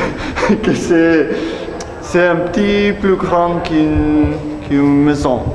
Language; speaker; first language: French; non-native, learner; Spanish